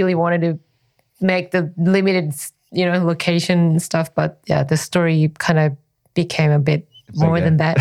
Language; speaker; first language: English; non-native, fluent; Korean